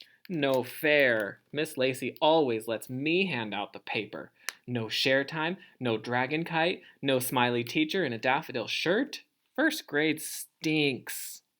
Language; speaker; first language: English; native; English